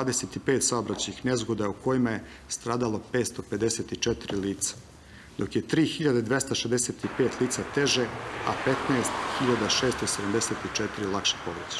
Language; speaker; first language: Serbian; native; Serbian